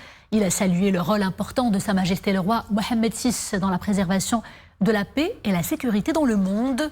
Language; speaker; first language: French; non-native, local second language; Arabic